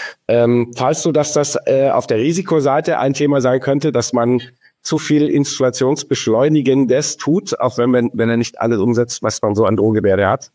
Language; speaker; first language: German; native; German